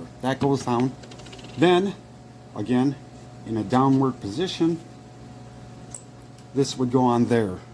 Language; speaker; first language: English; native; English